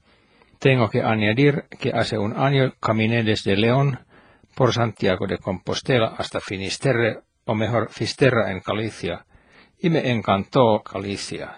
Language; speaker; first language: Spanish; non-native, fluent; Finnish